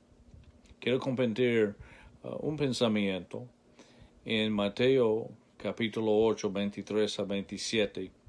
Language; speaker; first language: Spanish; non-native, learner; English